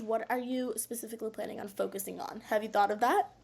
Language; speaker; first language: English; native; English